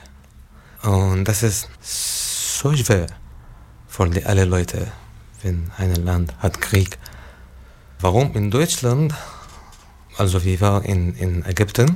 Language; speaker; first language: German; non-native, learner; Arabic